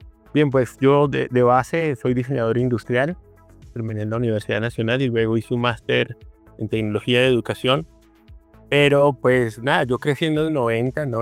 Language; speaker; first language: Spanish; native; Spanish